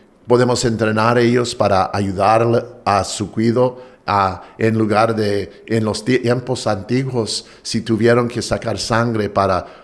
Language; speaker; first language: Spanish; non-native, fluent; English